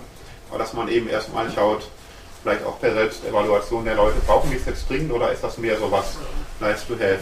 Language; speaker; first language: German; native; German